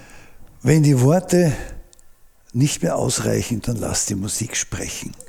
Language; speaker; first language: German; native; German